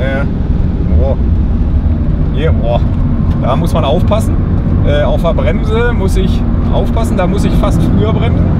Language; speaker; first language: German; native; German